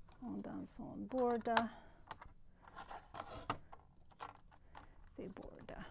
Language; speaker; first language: Turkish; non-native, fluent; English